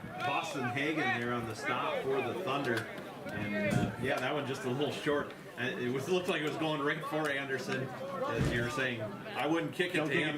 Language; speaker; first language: English; native; English